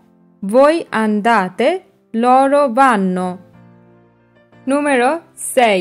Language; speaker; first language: Italian; non-native, fluent; Bangla